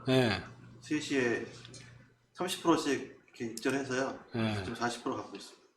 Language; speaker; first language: Korean; native; Korean